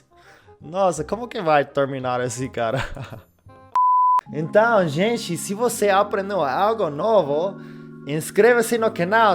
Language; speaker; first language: Portuguese; non-native, learner; English